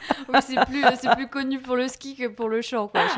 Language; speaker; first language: French; native; French